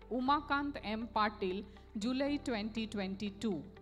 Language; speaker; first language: English; non-native, local second language; Marathi